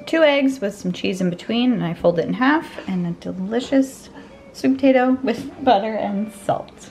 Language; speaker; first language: English; native; English